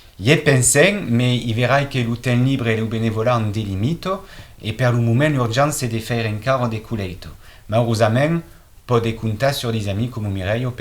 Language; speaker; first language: Occitan; native; Occitan